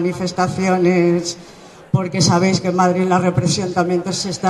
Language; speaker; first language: Spanish; native; Spanish